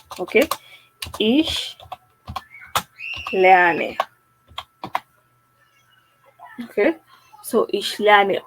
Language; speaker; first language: German; non-native, fluent; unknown